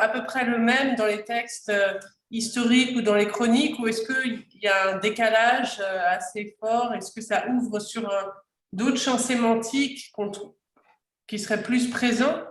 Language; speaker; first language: French; native; French